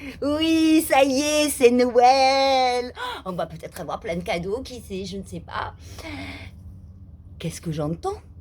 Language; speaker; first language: French; native; French